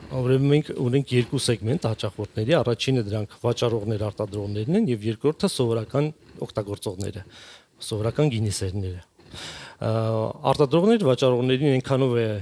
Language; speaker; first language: Armenian; native; Armenian